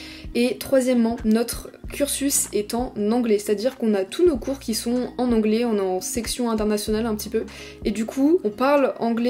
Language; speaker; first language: French; native; French